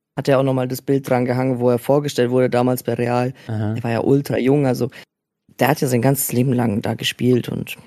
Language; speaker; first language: German; native; German